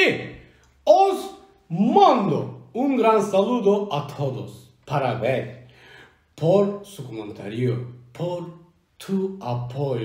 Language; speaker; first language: Spanish; non-native, learner; Turkish